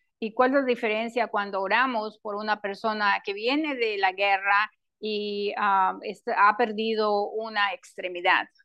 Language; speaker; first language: Spanish; non-native, local second language; English